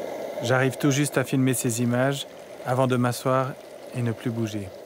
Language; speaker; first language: French; native; French